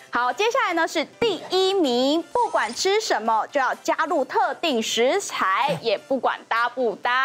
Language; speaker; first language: Chinese; native; Chinese